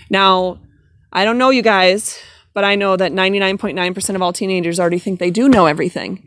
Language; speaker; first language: English; native; English